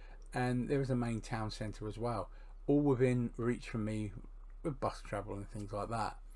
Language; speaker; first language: English; native; English